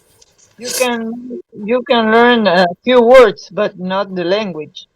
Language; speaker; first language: English; non-native, learner; Spanish